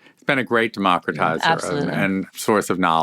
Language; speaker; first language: English; native; English